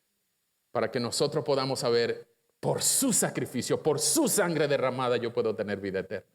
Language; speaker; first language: Spanish; native; Spanish